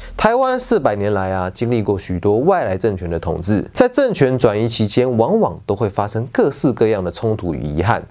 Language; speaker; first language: Chinese; native; Chinese